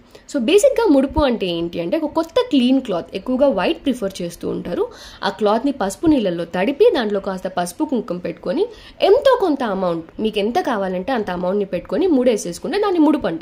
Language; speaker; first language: Telugu; native; Telugu